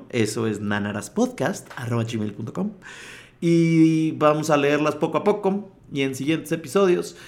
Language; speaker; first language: Spanish; native; Spanish